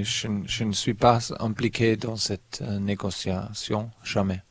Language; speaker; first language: French; non-native, learner; German